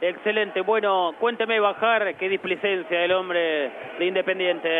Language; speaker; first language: Spanish; native; Spanish